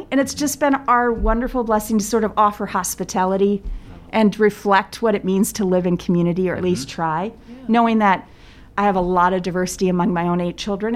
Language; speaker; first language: English; native; English